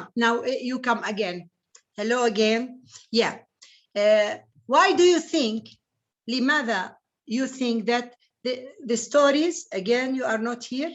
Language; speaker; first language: English; non-native, learner; Arabic